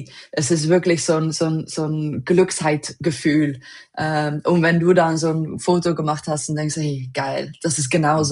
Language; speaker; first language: German; non-native, fluent; Dutch